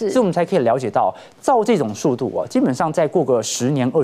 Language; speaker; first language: Chinese; native; Chinese